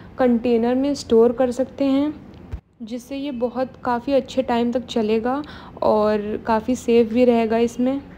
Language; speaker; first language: Hindi; native; Hindi